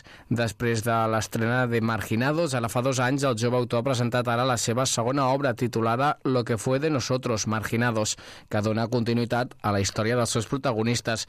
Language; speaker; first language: Catalan; native; Catalan